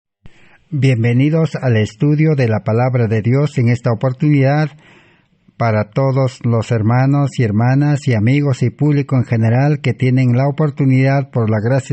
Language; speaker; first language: Spanish; native; Spanish